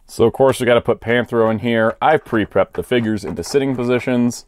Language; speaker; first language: English; native; English